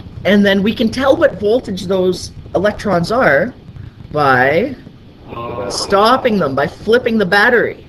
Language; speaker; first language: English; native; English